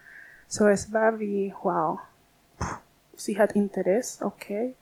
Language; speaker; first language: German; non-native, learner; Spanish